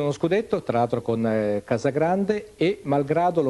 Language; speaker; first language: Italian; native; Italian